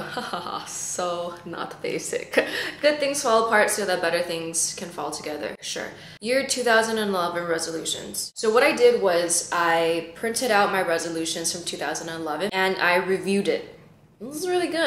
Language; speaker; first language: English; early bilingual, other home language; Chinese